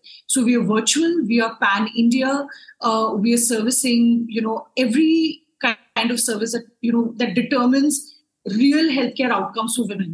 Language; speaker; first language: English; non-native, local second language; Hindi